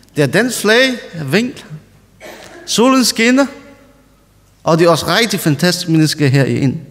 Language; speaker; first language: Danish; non-native, learner; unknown